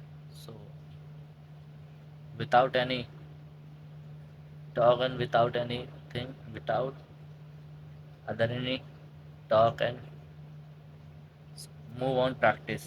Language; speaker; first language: English; non-native, learner; Hindi